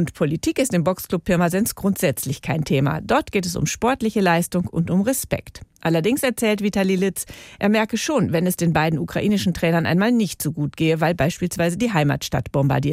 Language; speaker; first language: German; native; German